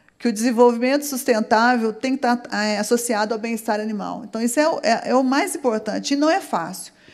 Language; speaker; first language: Portuguese; native; Portuguese